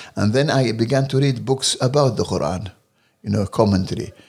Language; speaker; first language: English; non-native, fluent; Arabic